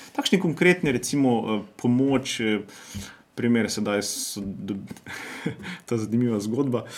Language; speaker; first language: Slovenian; native; Slovenian